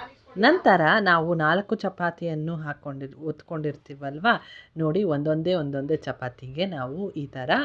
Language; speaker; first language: Kannada; native; Kannada